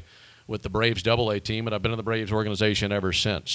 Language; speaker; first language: English; native; English